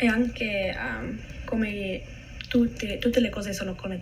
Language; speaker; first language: Italian; non-native, learner; English